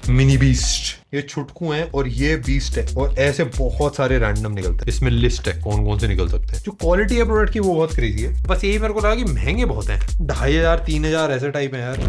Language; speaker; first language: Hindi; native; Hindi